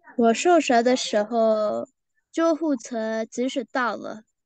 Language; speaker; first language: Chinese; non-native, learner; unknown